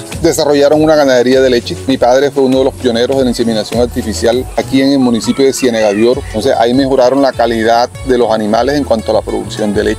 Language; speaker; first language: Spanish; native; Spanish